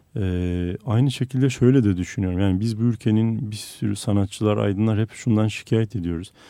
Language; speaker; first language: Turkish; non-native, local second language; Armenian